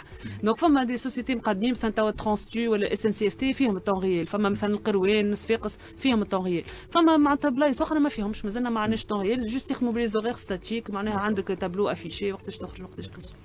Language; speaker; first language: Arabic; native; Arabic